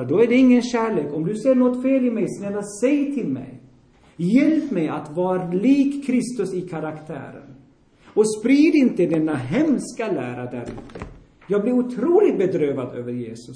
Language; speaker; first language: Swedish; non-native, fluent; Armenian